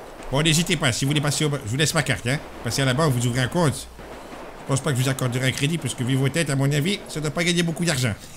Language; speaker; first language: French; native; French